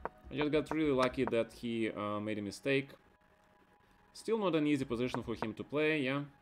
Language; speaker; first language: English; non-native, fluent; Russian